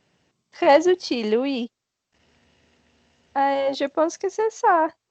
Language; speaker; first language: French; non-native, learner; Portuguese